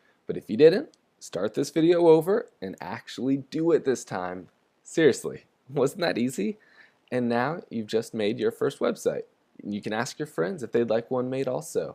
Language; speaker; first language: English; native; English